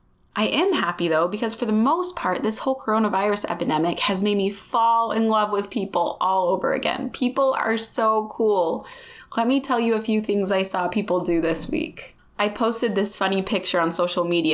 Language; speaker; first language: English; native; English